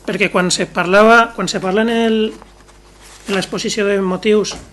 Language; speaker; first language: Catalan; non-native, local second language; Spanish